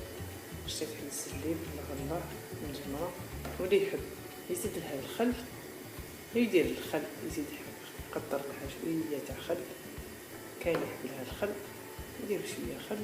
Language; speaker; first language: Arabic; native; Arabic